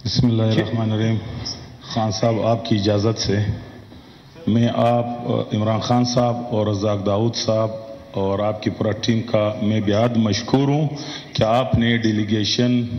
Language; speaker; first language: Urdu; non-native, local second language; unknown